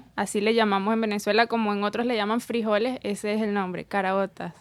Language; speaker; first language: Spanish; native; Spanish